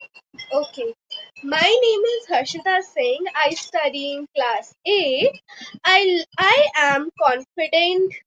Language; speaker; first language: English; non-native, local second language; Hindi